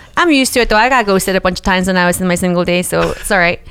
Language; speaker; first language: English; early bilingual, other home language; Spanish